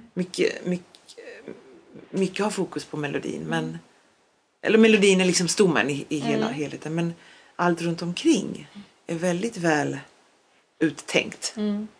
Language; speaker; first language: Swedish; non-native, local second language; Polish